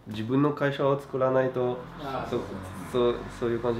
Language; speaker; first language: Japanese; non-native, learner; French